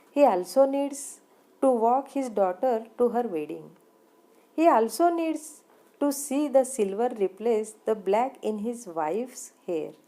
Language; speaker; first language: English; non-native, local second language; Marathi